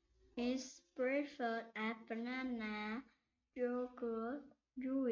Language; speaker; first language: English; non-native, learner; Vietnamese